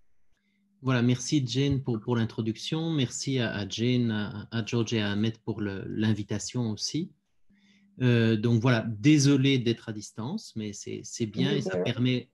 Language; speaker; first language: French; native; French